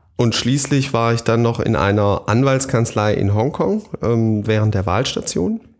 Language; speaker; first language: German; native; German